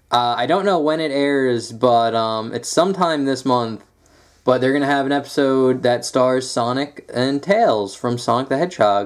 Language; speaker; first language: English; native; English